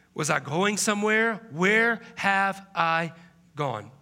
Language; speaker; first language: English; native; English